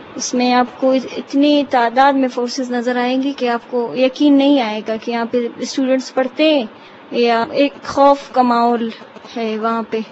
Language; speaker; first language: Urdu; non-native, local second language; Baluchi